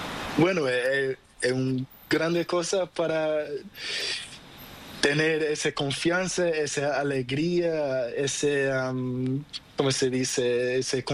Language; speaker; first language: Spanish; non-native, learner; Portuguese